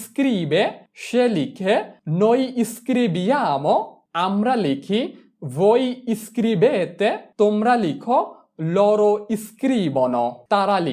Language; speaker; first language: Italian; non-native, fluent; Bangla